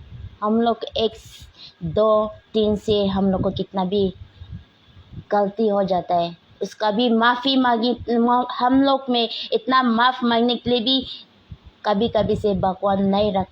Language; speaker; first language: Hindi; non-native, local second language; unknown